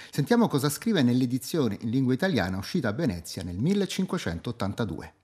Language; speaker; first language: Italian; native; Italian